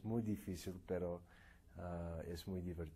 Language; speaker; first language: Spanish; non-native, learner; English